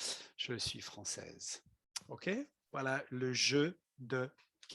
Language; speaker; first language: French; non-native, fluent; English